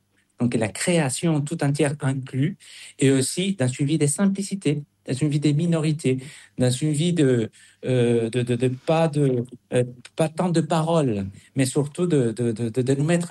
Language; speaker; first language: French; non-native, fluent; Spanish